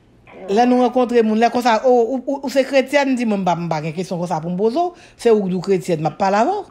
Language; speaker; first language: French; non-native, local second language; Haitian Creole